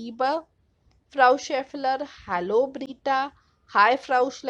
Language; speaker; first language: German; non-native, fluent; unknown